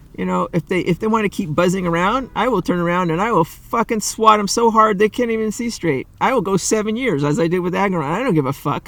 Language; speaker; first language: English; native; English